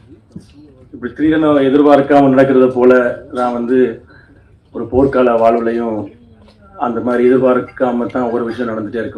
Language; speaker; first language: Tamil; native; Tamil